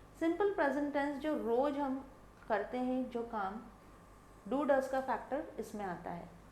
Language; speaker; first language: Hindi; non-native, local second language; Bangla